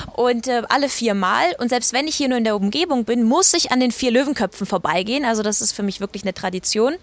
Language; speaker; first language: German; native; German